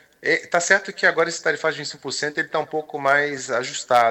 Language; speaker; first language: Portuguese; native; Portuguese